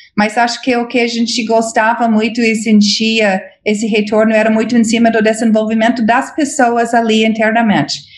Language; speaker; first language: Portuguese; non-native, fluent; English